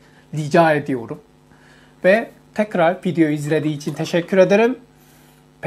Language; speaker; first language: Turkish; non-native, learner; Korean